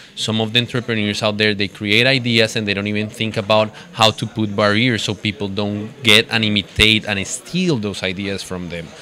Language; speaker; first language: English; non-native, fluent; Spanish